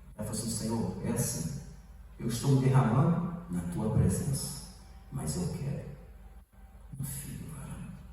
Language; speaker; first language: Portuguese; native; Portuguese